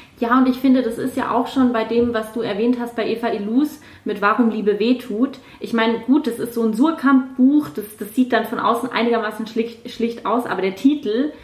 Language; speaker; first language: German; native; German